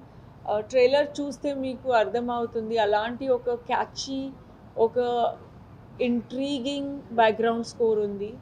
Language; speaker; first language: Telugu; non-native, learner; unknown